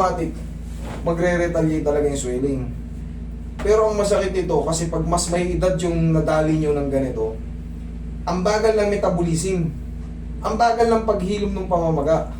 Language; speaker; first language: Filipino; native; Filipino